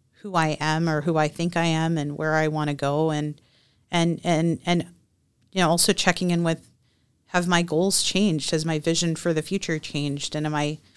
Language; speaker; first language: English; native; English